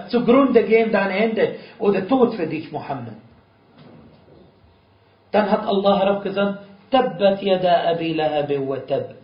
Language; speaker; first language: German; non-native, fluent; Arabic